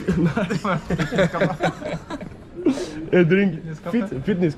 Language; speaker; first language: German; non-native, learner; Danish